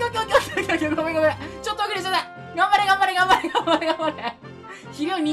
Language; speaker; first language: Japanese; native; Japanese